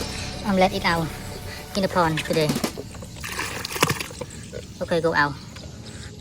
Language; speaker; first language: English; non-native, learner; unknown